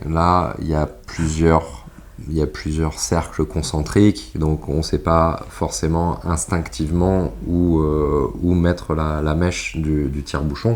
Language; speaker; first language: French; native; French